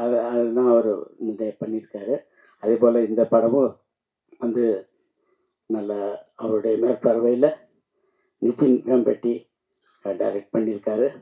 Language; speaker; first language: Tamil; native; Tamil